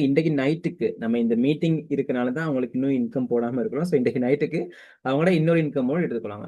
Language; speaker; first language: Tamil; native; Tamil